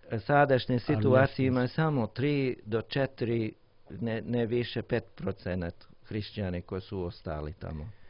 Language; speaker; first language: Croatian; non-native, learner; English